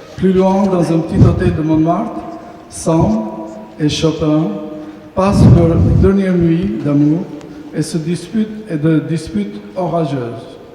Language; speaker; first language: French; non-native, fluent; Albanian